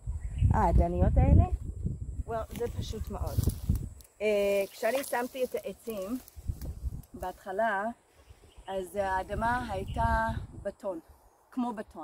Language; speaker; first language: Hebrew; non-native, fluent; English